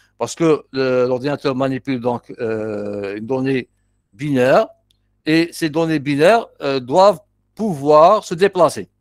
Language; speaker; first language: French; non-native, local second language; Arabic